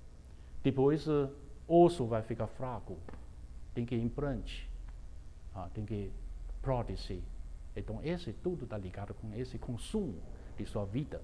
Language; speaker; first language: Portuguese; non-native, fluent; Chinese